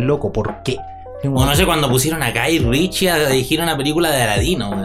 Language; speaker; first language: Spanish; native; Spanish